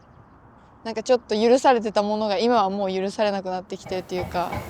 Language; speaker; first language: Japanese; native; Japanese